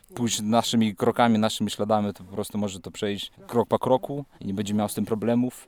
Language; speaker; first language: Polish; non-native, fluent; Russian